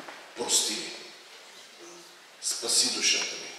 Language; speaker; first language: Bulgarian; native; Bulgarian